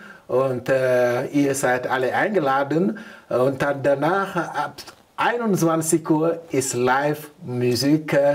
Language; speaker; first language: German; non-native, learner; Mandingo